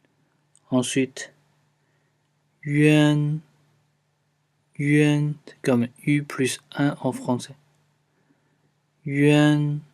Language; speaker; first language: French; non-native, fluent; Chinese